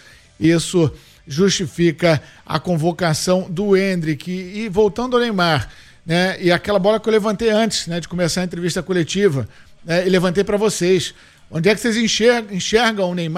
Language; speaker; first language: Portuguese; native; Portuguese